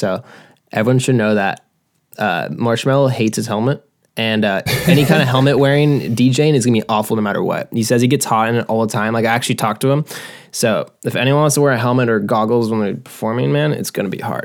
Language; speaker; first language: English; native; English